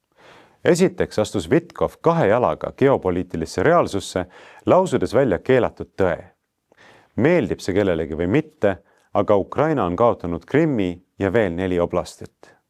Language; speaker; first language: Estonian; native; Estonian